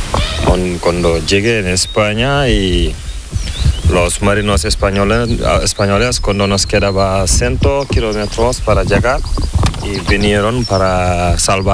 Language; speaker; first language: Spanish; non-native, local second language; Fula